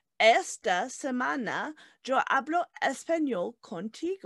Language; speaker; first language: Spanish; non-native, learner; English